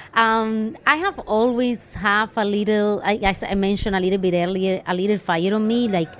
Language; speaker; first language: English; non-native, fluent; Spanish